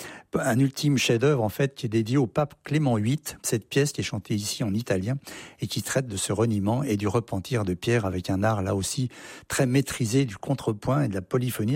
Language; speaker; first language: French; native; French